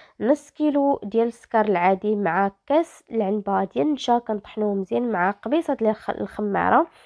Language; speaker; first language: Arabic; native; Arabic